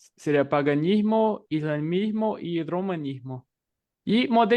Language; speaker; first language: Spanish; non-native, fluent; Portuguese